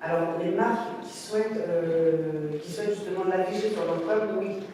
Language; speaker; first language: French; native; French